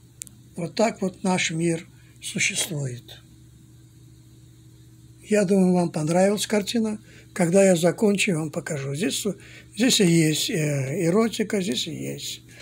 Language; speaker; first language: Russian; non-native, fluent; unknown